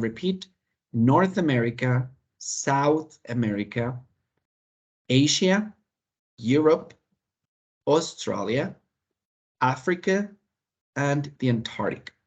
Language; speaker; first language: English; non-native, fluent; Spanish